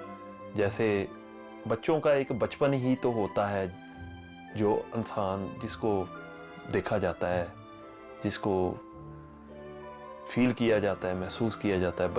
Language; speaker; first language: Hindi; non-native, local second language; Punjabi